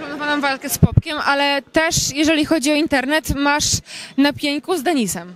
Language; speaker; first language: Polish; native; Polish